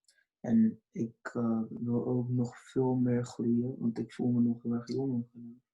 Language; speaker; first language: Dutch; early bilingual, other home language; Urdu